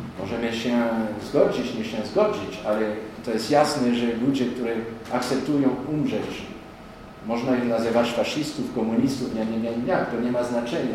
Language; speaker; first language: Polish; non-native, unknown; French